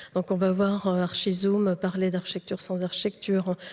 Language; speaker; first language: French; native; French